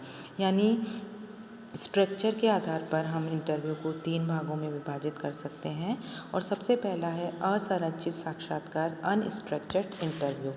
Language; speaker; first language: Hindi; native; Hindi